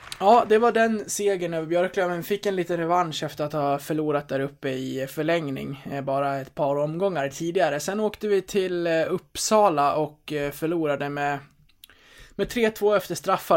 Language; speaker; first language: Swedish; native; Swedish